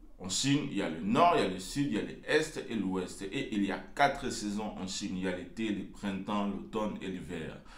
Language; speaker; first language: French; non-native, local second language; Lingala